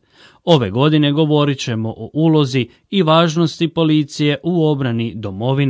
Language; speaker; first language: Croatian; native; Croatian